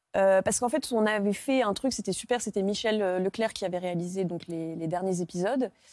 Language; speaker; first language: French; native; French